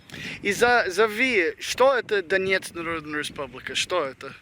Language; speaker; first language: Russian; non-native, learner; English